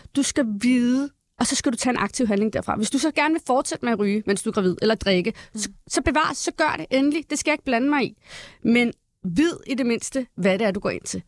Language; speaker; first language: Danish; early bilingual, other home language; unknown